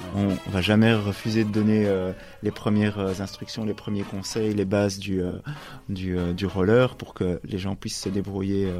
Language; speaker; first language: French; native; French